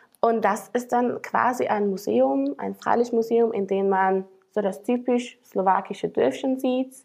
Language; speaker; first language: German; non-native, fluent; Slovak